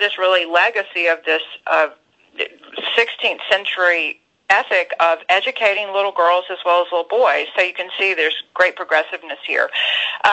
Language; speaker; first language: English; native; English